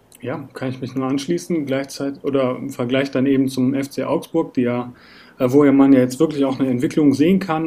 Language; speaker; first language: German; native; German